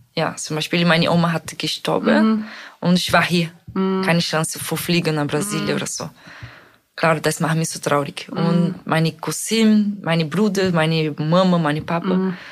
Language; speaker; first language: German; non-native, fluent; Portuguese